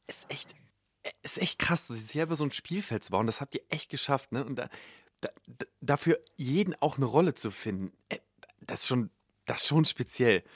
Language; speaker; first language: German; native; German